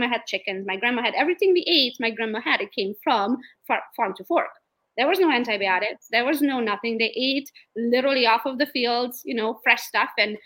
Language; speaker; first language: English; non-native, fluent; Romanian